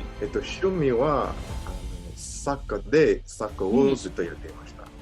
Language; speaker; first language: Japanese; non-native, learner; French